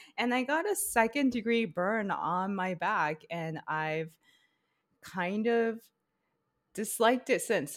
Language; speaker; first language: English; early bilingual, other home language; Chinese